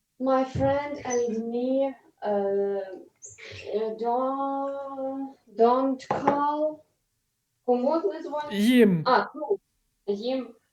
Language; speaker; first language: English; non-native, learner; Ukrainian